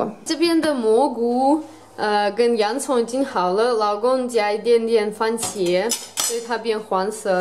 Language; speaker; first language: Chinese; non-native, fluent; Russian